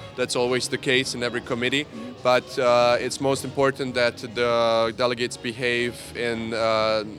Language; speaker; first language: English; non-native, fluent; Serbian